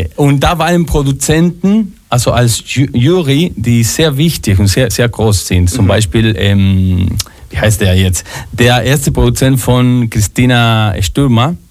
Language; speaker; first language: German; non-native, fluent; Spanish